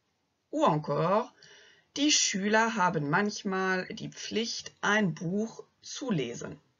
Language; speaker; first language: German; non-native, fluent; French